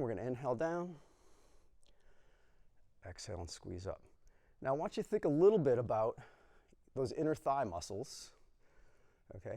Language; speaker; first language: English; native; English